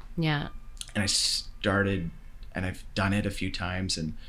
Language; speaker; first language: English; native; English